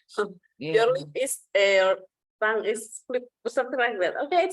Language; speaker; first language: English; non-native, fluent; Indonesian